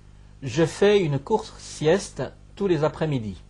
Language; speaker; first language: French; non-native, fluent; Chinese